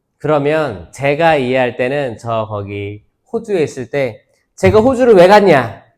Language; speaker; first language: Korean; native; Korean